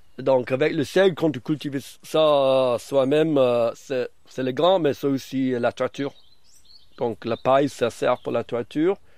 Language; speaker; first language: French; non-native, fluent; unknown